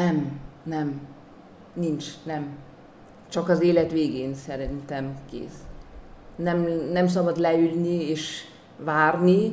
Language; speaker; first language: Hungarian; non-native, fluent; German